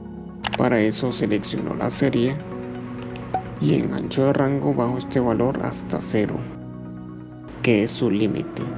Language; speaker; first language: Spanish; native; Spanish